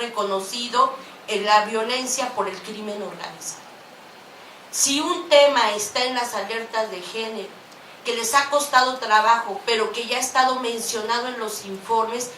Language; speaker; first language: Spanish; native; Spanish